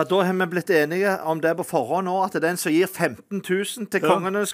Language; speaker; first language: Norwegian; native; Norwegian